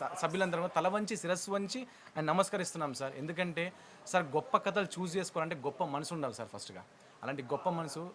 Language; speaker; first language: Telugu; native; Telugu